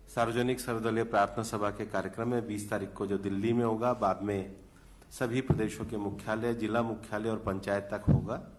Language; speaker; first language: Hindi; native; Hindi